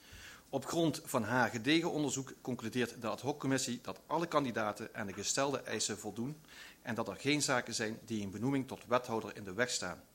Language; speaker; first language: Dutch; native; Dutch